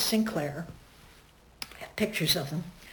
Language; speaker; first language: English; native; English